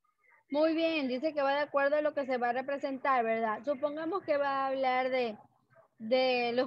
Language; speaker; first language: Spanish; native; Spanish